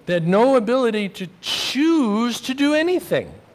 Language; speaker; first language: English; native; English